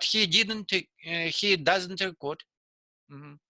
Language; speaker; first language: English; non-native, learner; Russian